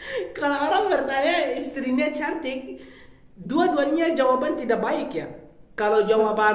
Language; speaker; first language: Indonesian; non-native, learner; Arabic